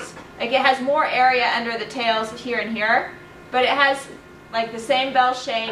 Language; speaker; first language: English; native; English